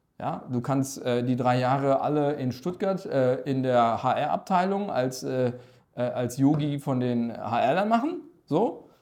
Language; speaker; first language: German; early bilingual, other home language; Turkish